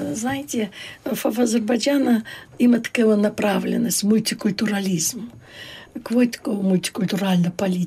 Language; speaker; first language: Bulgarian; early bilingual, heritage; Bulgarian